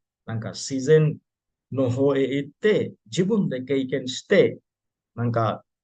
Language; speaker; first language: Japanese; non-native, fluent; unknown